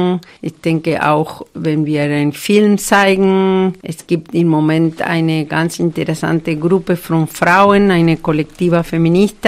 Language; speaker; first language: German; non-native, fluent; Spanish